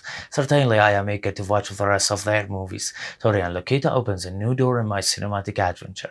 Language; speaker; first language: English; non-native, fluent; Persian